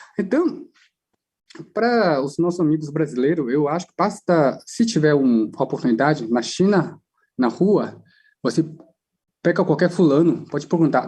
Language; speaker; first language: Portuguese; non-native, fluent; Chinese